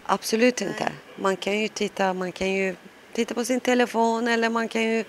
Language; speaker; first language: Swedish; non-native, local second language; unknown